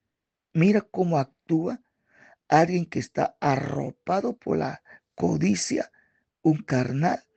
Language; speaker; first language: Spanish; native; Spanish